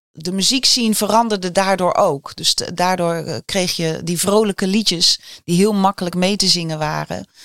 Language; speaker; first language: Dutch; native; Dutch